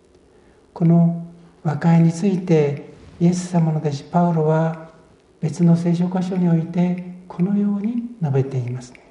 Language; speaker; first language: Japanese; native; Japanese